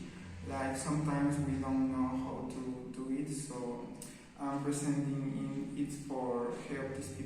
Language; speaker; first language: English; non-native, learner; Spanish